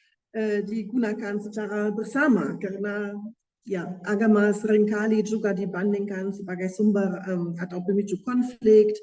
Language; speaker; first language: Indonesian; non-native, fluent; German